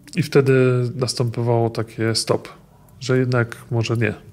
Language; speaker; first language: Polish; native; Polish